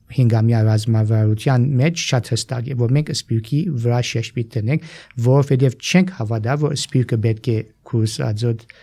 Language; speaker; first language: Armenian; early bilingual, heritage; Armenian